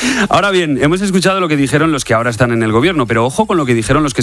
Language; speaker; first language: Spanish; native; Spanish